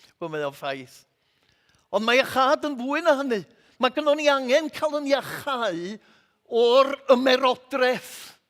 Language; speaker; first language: Welsh; native; Welsh